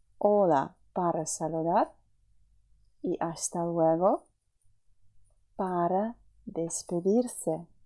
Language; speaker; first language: Spanish; non-native, fluent; Ukrainian